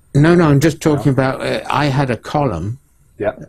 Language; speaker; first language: English; native; English